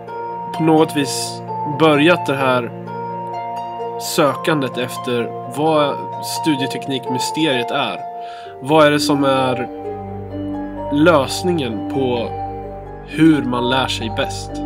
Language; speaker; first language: Swedish; native; Swedish